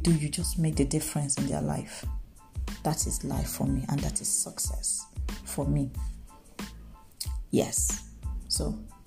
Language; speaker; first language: English; non-native, local second language; Igbo